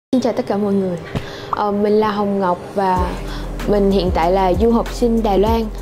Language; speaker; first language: Vietnamese; native; Vietnamese